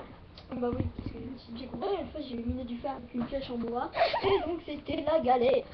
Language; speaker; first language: French; native; French